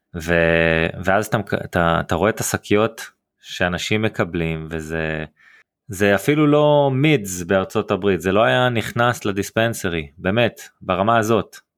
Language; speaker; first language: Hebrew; early bilingual, heritage; Hebrew